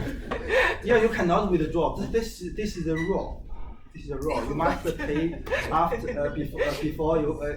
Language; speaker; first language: English; non-native, learner; Chinese